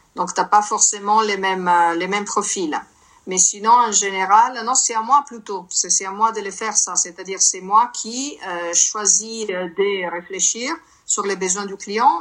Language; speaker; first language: French; non-native, fluent; Italian